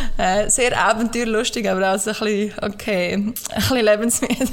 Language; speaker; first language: German; native; German